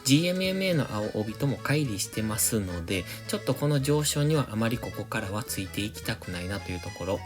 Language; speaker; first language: Japanese; native; Japanese